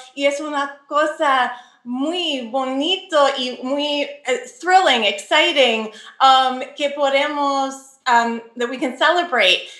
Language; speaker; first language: Spanish; non-native, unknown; English